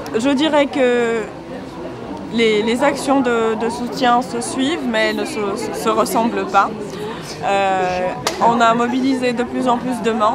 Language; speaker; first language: French; non-native, local second language; Arabic